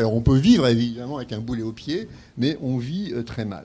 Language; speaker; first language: French; native; French